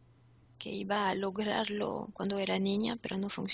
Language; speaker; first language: Spanish; non-native, fluent; French